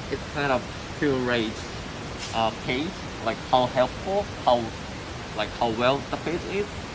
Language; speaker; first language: English; non-native, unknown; Japanese